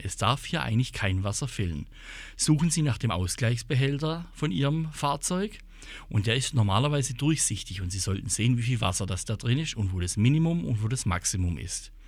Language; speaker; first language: German; native; German